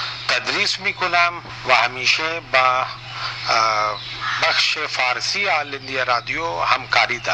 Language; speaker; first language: Persian; non-native, fluent; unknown